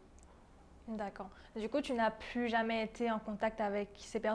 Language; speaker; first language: French; native; French